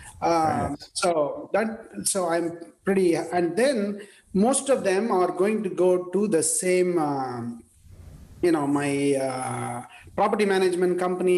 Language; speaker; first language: English; non-native, local second language; Tamil